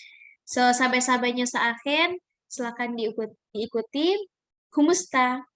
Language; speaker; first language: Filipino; non-native, fluent; Indonesian